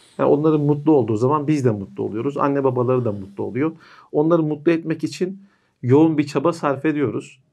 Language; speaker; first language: Turkish; native; Turkish